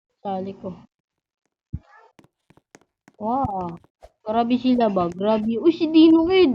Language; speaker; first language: Filipino; native; Filipino